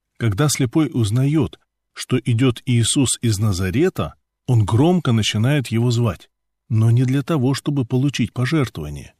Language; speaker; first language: Russian; native; Russian